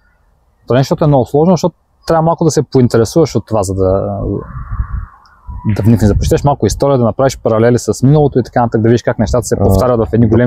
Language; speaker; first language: Bulgarian; native; Bulgarian